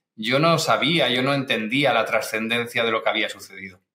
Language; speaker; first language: Spanish; native; Spanish